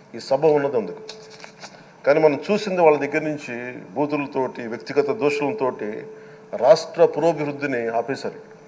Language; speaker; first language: Telugu; native; Telugu